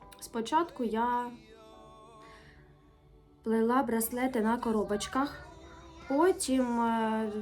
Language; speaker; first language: Ukrainian; native; Ukrainian